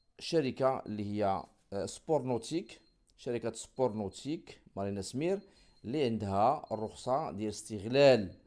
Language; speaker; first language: Arabic; native; Arabic